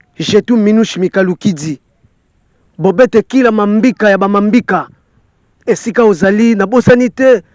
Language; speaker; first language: Lingala; non-native, local second language; Kongo